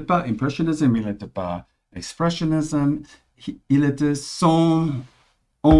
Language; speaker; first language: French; early bilingual, heritage; English